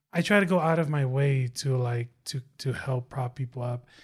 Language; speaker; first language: English; non-native, fluent; Tongan